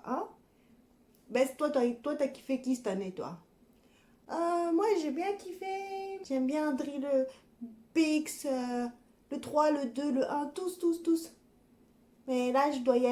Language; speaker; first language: French; native; French